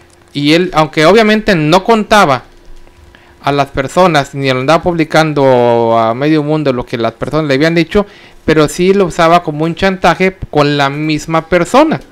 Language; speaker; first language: Spanish; native; Spanish